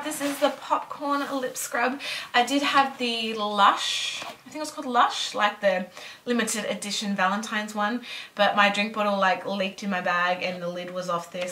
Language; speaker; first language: English; native; English